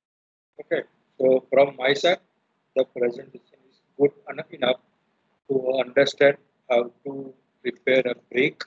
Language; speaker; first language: English; non-native, local second language; Gujarati